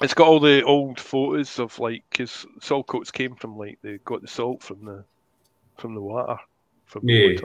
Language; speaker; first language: English; native; English